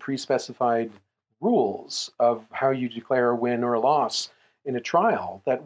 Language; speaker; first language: English; native; English